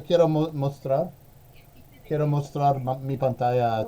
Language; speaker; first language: Spanish; non-native, learner; English